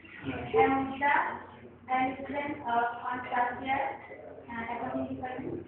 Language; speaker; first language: English; non-native, learner; Bangla